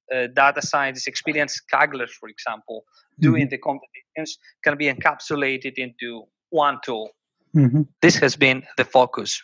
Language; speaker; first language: English; non-native, fluent; Greek